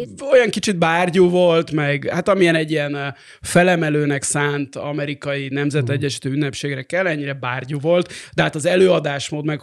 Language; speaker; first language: Hungarian; native; Hungarian